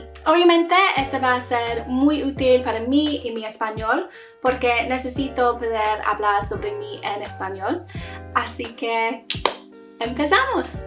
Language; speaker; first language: Spanish; non-native, learner; English